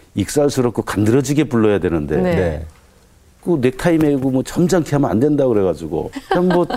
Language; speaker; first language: Korean; native; Korean